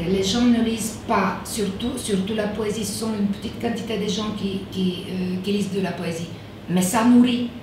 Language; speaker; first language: French; non-native, fluent; Bulgarian